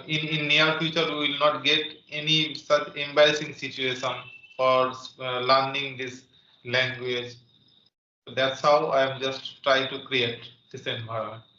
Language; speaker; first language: English; non-native, learner; Bangla